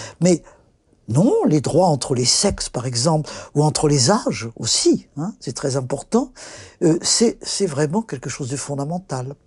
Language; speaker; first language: French; native; French